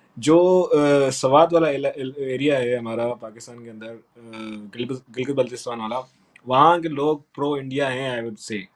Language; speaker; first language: Urdu; non-native, local second language; Sindhi